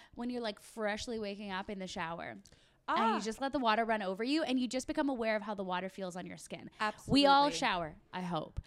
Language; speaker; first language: English; native; English